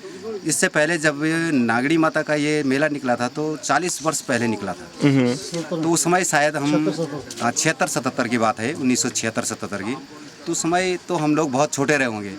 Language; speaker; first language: Hindi; native; Hindi